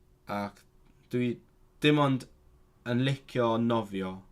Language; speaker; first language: Welsh; non-native, learner; Cantonese